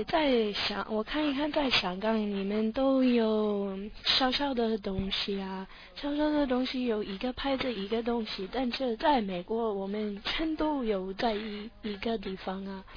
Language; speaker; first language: Chinese; non-native, learner; English